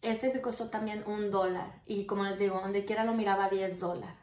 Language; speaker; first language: Spanish; early bilingual, heritage; Spanish